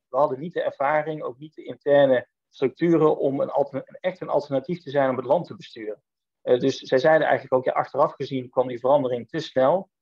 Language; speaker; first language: Dutch; native; Dutch